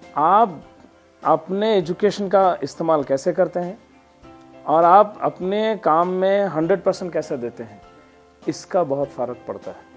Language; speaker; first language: Hindi; non-native, local second language; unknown